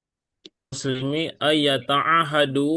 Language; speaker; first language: Arabic; non-native, learner; Indonesian